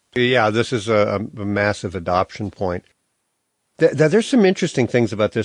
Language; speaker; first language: English; native; English